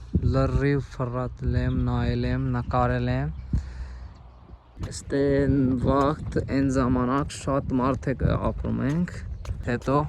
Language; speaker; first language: Armenian; non-native, learner; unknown